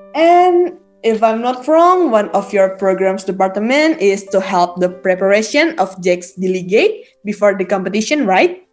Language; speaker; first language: English; non-native, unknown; Indonesian